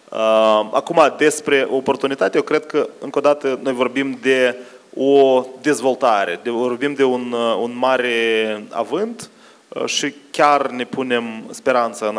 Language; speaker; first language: Romanian; native; Romanian